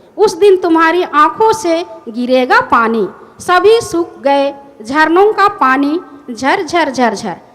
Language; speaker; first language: Hindi; non-native, local second language; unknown